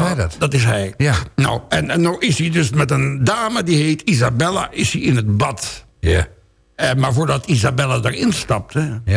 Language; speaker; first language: Dutch; native; Dutch